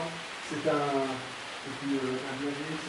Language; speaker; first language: French; native; French